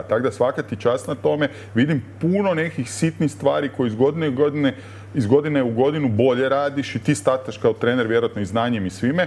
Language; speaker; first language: Croatian; native; Croatian